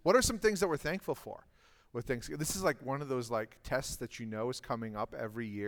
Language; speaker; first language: English; native; English